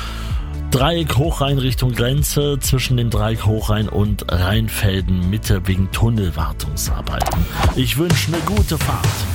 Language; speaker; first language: German; native; German